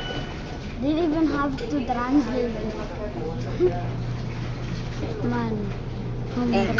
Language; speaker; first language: English; non-native, local second language; Filipino